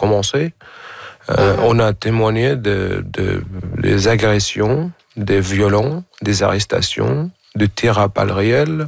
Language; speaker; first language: French; non-native, fluent; Arabic